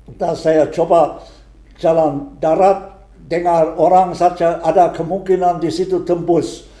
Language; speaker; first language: Indonesian; non-native, fluent; German